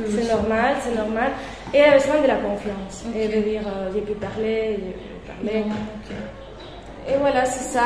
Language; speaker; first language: French; non-native, fluent; Spanish